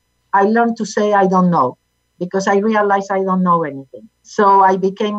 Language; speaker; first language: English; non-native, fluent; Spanish